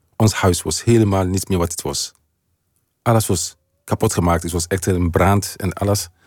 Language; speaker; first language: Dutch; non-native, fluent; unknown